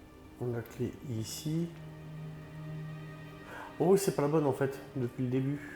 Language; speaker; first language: French; native; French